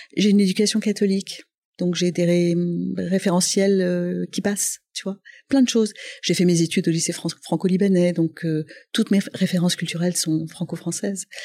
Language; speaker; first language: French; non-native, local second language; Arabic